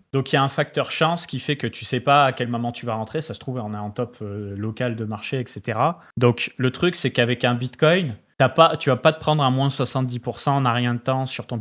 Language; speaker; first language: French; native; French